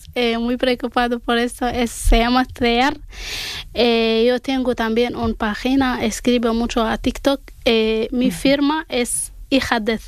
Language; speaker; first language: Spanish; non-native, learner; Arabic